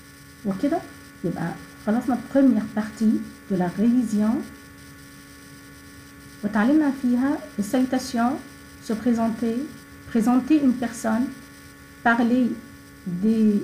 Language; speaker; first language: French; non-native, fluent; Arabic